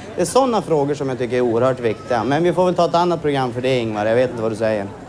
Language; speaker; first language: Swedish; native; Swedish